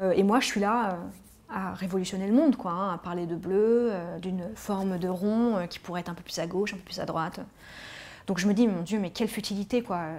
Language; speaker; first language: French; native; French